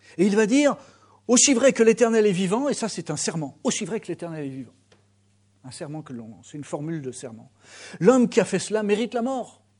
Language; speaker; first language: French; native; French